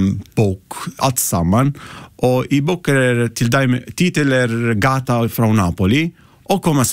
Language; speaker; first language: Icelandic; non-native, learner; Italian